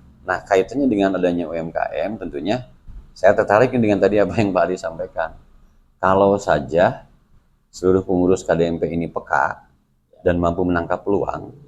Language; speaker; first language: Indonesian; non-native, local second language; Sundanese